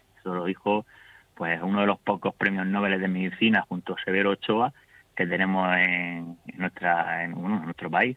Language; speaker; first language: Spanish; native; Spanish